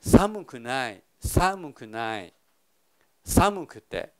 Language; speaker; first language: Japanese; non-native, fluent; Chinese